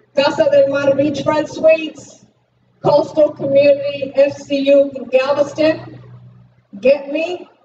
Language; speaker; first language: English; native; English